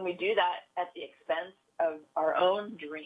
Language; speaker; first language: English; native; English